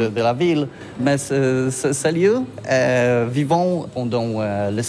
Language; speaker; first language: French; non-native, learner; Polish